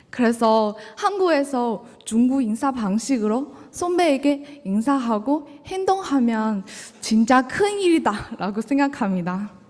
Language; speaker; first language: Korean; non-native, learner; Chinese